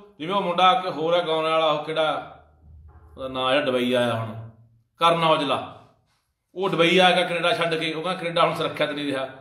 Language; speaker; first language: Punjabi; native; Punjabi